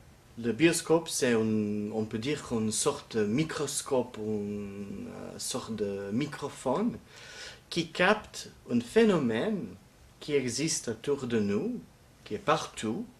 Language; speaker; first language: French; non-native, fluent; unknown